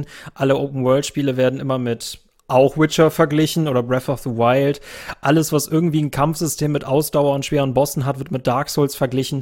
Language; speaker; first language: German; native; German